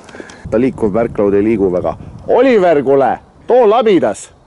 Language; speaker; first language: Estonian; native; Estonian